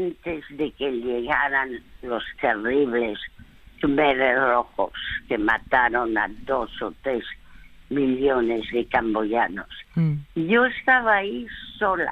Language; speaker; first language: Spanish; early bilingual, other home language; French